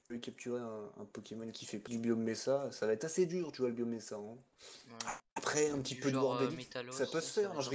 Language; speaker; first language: French; native; French